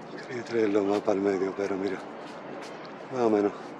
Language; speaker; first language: Spanish; early bilingual, heritage; Spanish